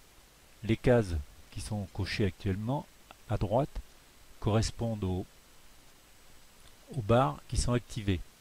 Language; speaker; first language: French; native; French